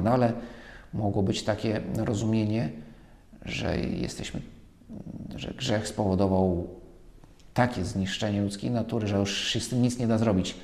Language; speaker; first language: Polish; native; Polish